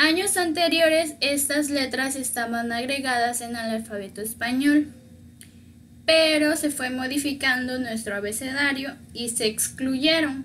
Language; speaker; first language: Spanish; native; Spanish